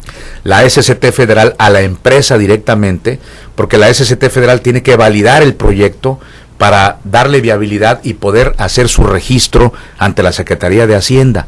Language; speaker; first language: Spanish; native; Spanish